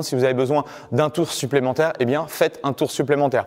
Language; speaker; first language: French; native; French